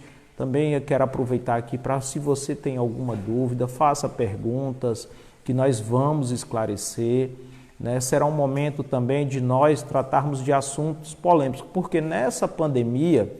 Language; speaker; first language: Portuguese; native; Portuguese